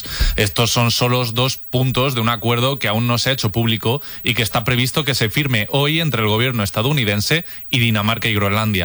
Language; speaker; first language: Spanish; native; Spanish